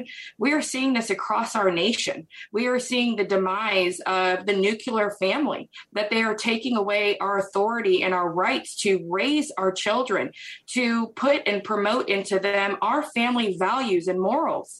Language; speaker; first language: English; native; English